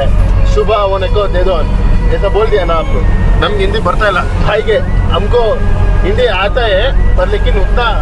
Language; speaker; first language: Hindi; non-native, local second language; Kannada